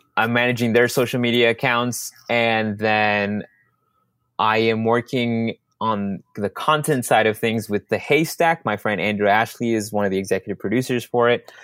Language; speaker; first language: English; early bilingual, other home language; Spanish